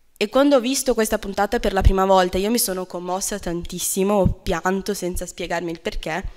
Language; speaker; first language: Italian; non-native, fluent; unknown